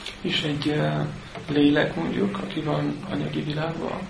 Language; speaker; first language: Hungarian; non-native, learner; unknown